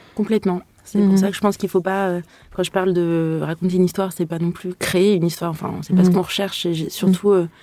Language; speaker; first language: French; native; French